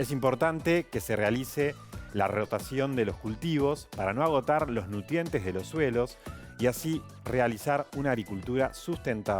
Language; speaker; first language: Spanish; native; Spanish